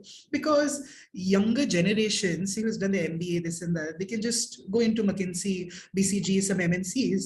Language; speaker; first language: English; non-native, local second language; Hindi